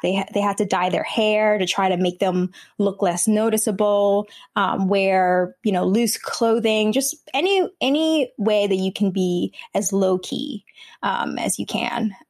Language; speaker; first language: English; early bilingual, other home language; Vietnamese